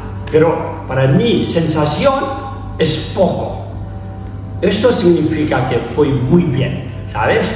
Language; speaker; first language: Spanish; non-native, learner; Tibetan